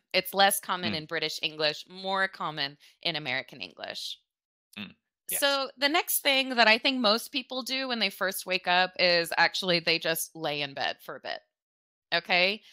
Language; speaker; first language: English; native; English